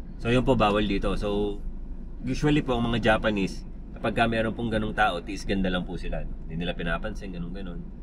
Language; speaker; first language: Filipino; native; Filipino